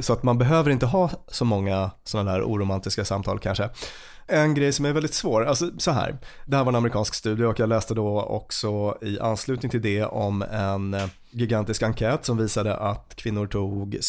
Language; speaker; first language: Swedish; native; Swedish